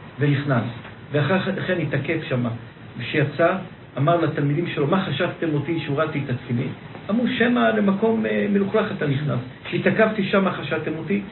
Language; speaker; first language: Hebrew; native; Hebrew